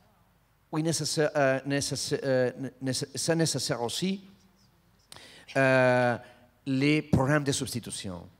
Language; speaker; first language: French; non-native, learner; Spanish